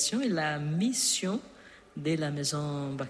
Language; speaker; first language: French; non-native, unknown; Portuguese